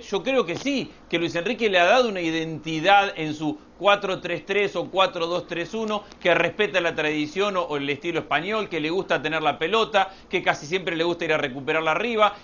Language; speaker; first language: Spanish; native; Spanish